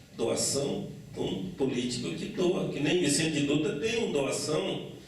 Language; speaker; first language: Portuguese; non-native, local second language; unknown